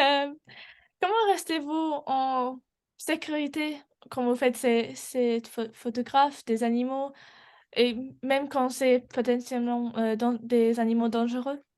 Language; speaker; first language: French; non-native, learner; English